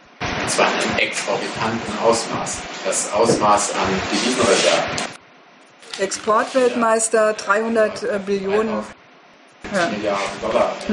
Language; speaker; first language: German; native; German